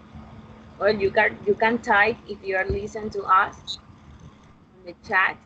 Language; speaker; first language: English; non-native, fluent; Spanish